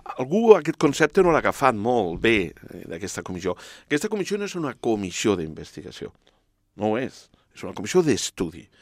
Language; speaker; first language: Catalan; non-native, local second language; Spanish